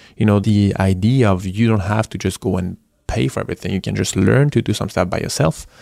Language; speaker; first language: English; non-native, fluent; French